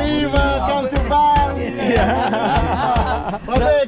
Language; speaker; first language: English; non-native, learner; Indonesian